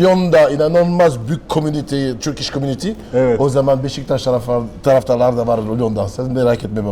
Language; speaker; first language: Turkish; non-native, learner; French